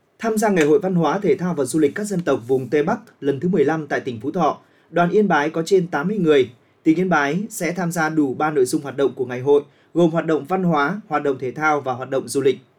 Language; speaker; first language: Vietnamese; native; Vietnamese